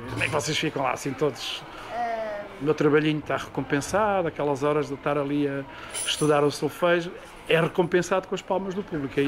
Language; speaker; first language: Portuguese; native; Portuguese